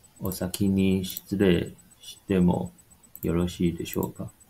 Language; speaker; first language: Japanese; non-native, learner; Chinese